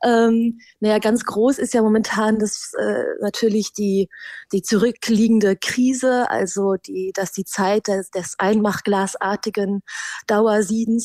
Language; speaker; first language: German; native; German